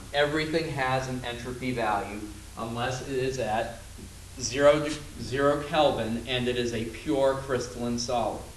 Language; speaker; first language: English; native; English